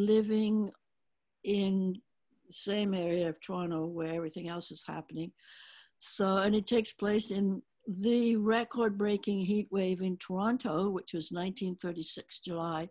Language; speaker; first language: English; native; English